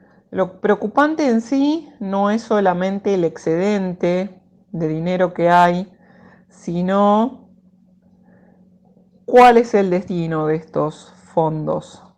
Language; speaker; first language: Spanish; native; Spanish